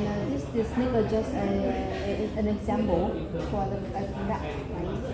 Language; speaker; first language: English; non-native, learner; Vietnamese